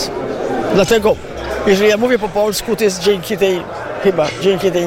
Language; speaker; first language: Polish; early bilingual, heritage; Italian